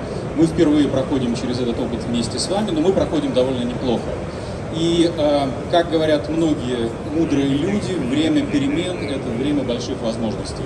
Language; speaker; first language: Russian; native; Russian